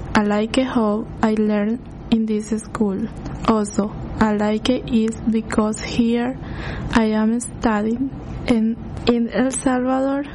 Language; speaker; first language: English; non-native, learner; Spanish